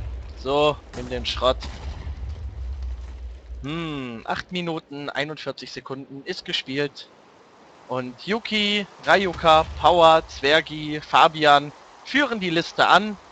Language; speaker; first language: German; native; German